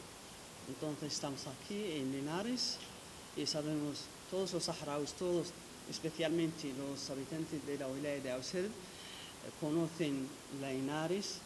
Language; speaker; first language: Spanish; non-native, local second language; Arabic